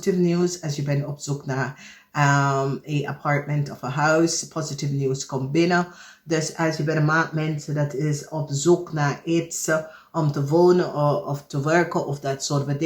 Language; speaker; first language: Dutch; non-native, fluent; English